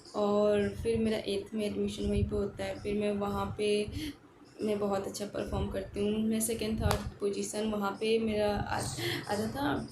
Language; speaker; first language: Hindi; native; Hindi